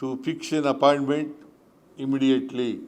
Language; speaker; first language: English; non-native, local second language; Kannada